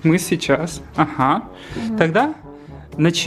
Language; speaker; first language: Russian; native; Russian